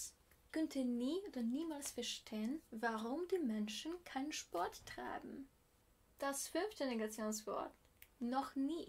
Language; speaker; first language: German; non-native, fluent; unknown